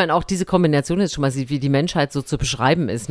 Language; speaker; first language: German; native; German